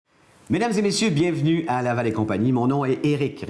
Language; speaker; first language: French; native; French